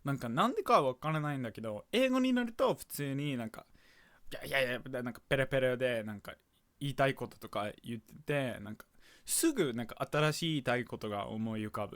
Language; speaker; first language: Japanese; non-native, fluent; English